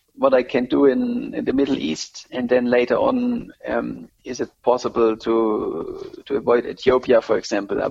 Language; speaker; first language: English; non-native, fluent; German